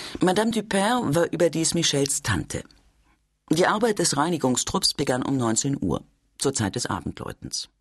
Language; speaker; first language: German; native; German